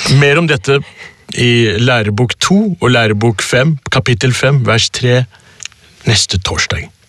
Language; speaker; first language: Norwegian; early bilingual, other home language; Urdu